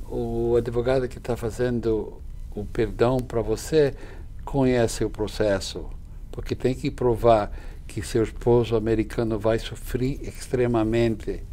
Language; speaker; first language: Portuguese; non-native, fluent; English